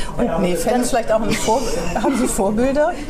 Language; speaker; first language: German; native; German